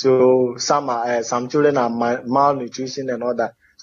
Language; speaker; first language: English; non-native, local second language; Ewe